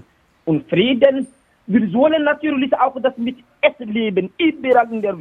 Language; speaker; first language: German; non-native, learner; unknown